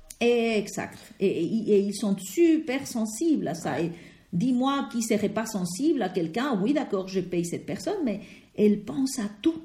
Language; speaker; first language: French; non-native, fluent; Spanish